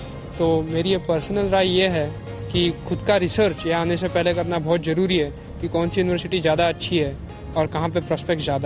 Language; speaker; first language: Hindi; native; Hindi